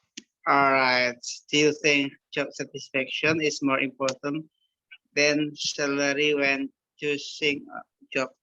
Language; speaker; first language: English; non-native, learner; Indonesian